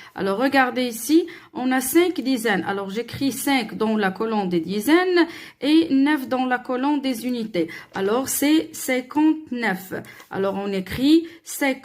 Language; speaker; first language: French; non-native, local second language; Arabic